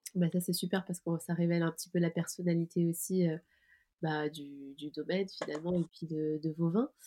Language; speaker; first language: French; native; French